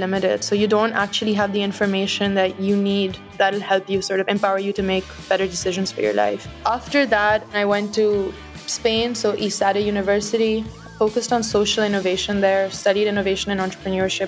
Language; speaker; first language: English; non-native, local second language; Urdu